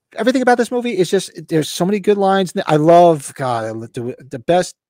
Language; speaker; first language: English; native; English